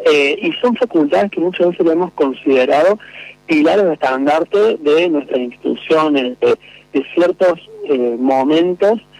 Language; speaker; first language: Spanish; native; Spanish